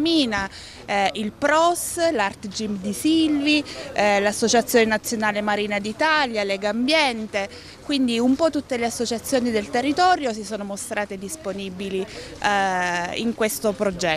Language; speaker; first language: Italian; native; Italian